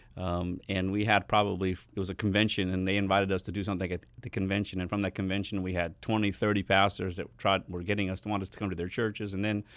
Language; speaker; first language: English; native; English